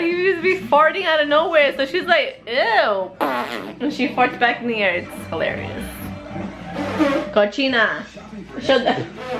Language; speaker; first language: English; early bilingual, other home language; Spanish